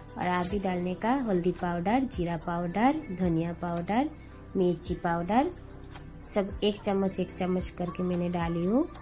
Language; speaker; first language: Hindi; non-native, local second language; Bangla